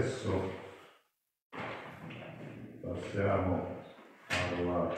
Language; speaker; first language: Italian; native; Italian